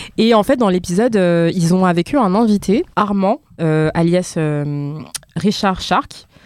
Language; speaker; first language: French; early bilingual, other home language; Lingala